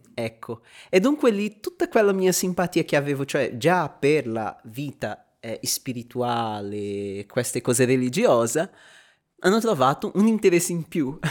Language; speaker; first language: Italian; non-native, fluent; Portuguese